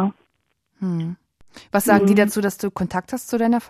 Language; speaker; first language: German; native; German